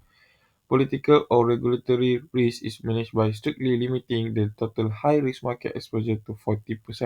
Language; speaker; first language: English; non-native, local second language; Malay